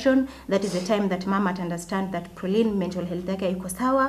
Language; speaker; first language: English; non-native, local second language; Swahili